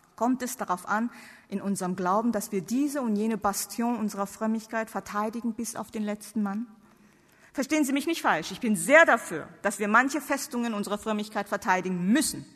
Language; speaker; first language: German; non-native, fluent; Korean